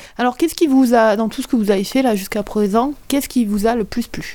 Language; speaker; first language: French; native; French